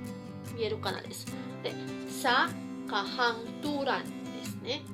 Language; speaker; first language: Japanese; non-native, fluent; Cebuano